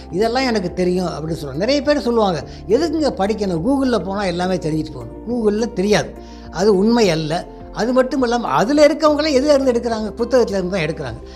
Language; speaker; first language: Tamil; native; Tamil